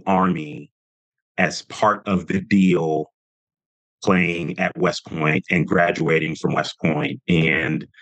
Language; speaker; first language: English; native; English